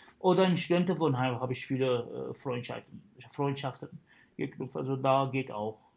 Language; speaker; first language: German; non-native, fluent; Arabic